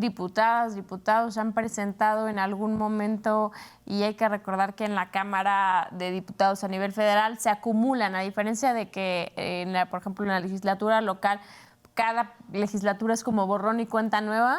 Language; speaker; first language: Spanish; native; Spanish